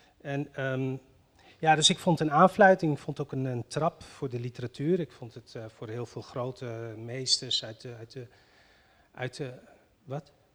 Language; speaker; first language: Dutch; early bilingual, other home language; Riffian